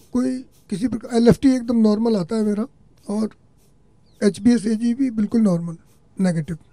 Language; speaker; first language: Hindi; native; Hindi